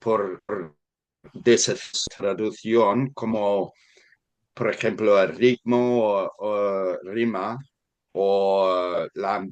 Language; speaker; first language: Spanish; non-native, fluent; English